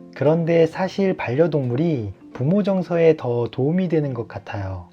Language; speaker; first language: Korean; native; Korean